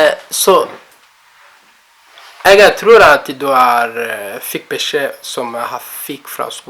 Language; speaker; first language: Norwegian; non-native, learner; Kinyarwanda